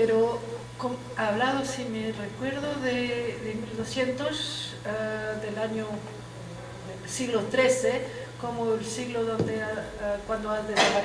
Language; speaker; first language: Spanish; non-native, fluent; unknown